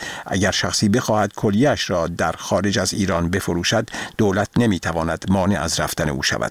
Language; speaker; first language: Persian; native; Persian